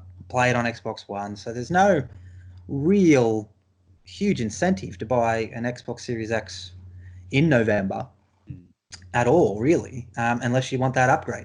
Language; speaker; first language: English; native; English